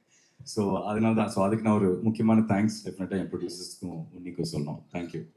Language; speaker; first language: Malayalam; non-native, learner; Tamil